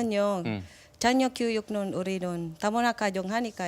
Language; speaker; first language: Korean; non-native, learner; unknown